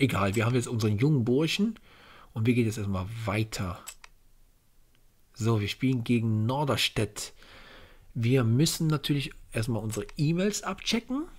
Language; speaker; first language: German; native; German